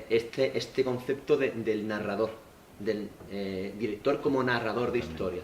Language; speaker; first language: Spanish; native; Spanish